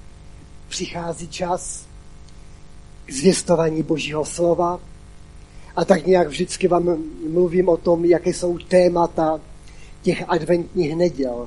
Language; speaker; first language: Czech; non-native, local second language; Polish